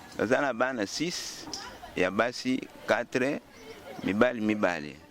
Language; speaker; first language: Lingala; non-native, local second language; Luba-Lulua